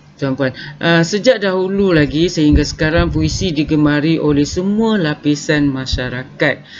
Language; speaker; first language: Malay; native; Malay